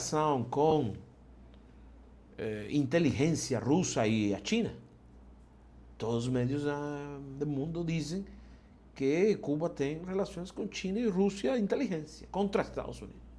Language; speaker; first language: Portuguese; non-native, fluent; Spanish